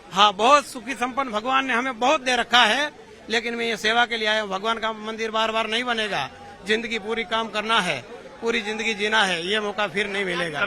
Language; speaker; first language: Hindi; non-native, local second language; Gujarati